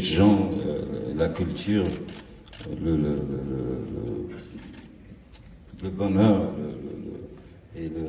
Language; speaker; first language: French; non-native, learner; English